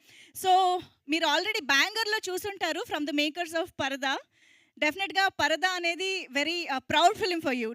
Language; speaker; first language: Telugu; native; Telugu